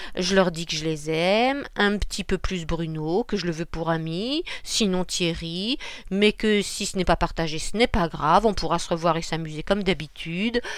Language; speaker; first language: French; native; French